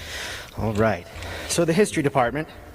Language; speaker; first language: English; native; English